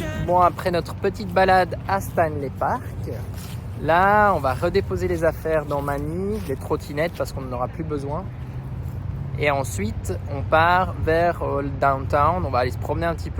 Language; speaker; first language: French; native; French